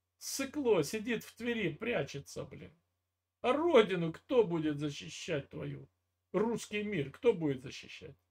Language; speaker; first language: Russian; native; Russian